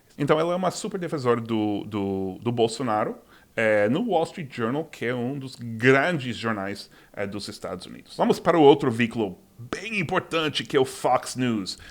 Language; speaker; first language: Portuguese; non-native, fluent; English